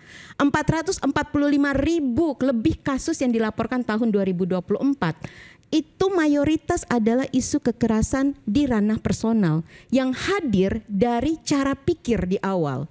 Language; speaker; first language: Indonesian; native; Indonesian